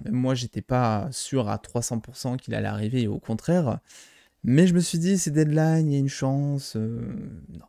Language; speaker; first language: French; native; French